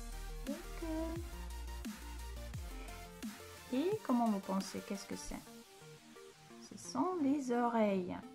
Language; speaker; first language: French; non-native, fluent; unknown